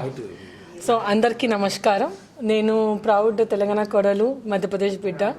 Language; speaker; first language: Telugu; non-native, local second language; Hindi